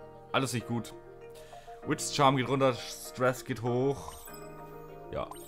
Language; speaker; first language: German; native; German